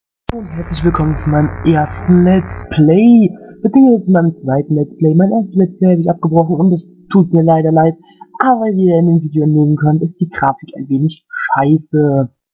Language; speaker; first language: German; native; German